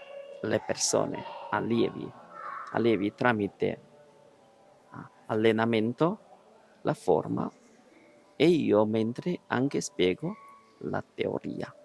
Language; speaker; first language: Italian; non-native, learner; Chinese